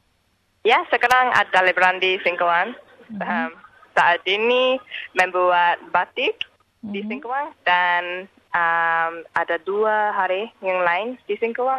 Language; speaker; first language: Indonesian; non-native, learner; English